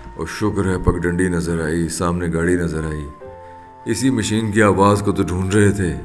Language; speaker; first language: Urdu; non-native, local second language; Punjabi